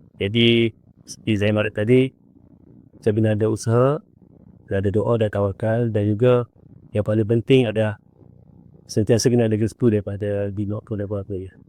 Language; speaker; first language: Malay; native; Malay